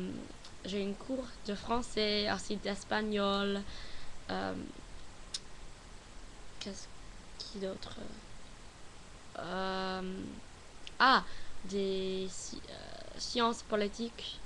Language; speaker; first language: French; non-native, learner; English